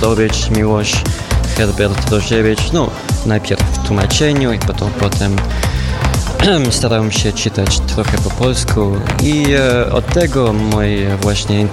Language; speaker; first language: Polish; non-native, learner; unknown